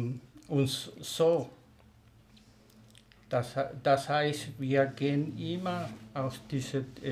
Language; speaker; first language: German; non-native, learner; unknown